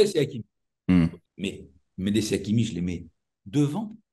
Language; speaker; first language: French; native; French